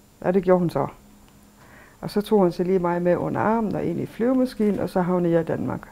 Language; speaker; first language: Danish; early bilingual, other home language; Kalaallisut